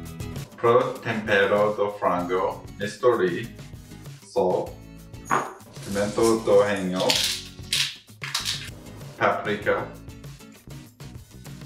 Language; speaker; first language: Portuguese; non-native, learner; English